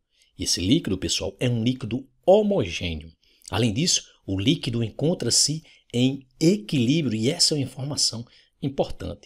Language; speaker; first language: Portuguese; native; Portuguese